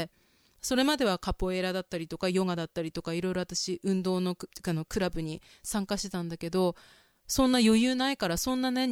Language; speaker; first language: Japanese; native; Japanese